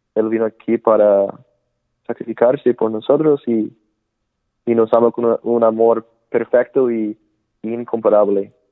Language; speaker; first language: Spanish; non-native, fluent; English